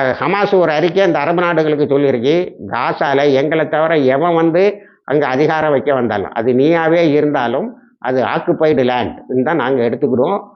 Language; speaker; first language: Tamil; native; Tamil